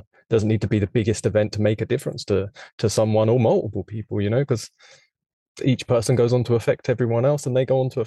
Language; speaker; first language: English; native; English